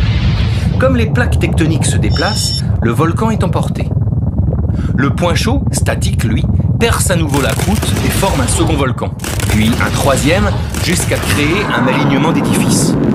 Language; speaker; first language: French; native; French